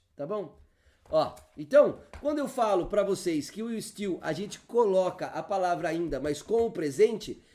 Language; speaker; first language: Portuguese; native; Portuguese